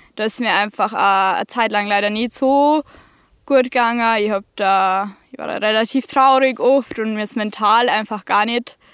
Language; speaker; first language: German; native; German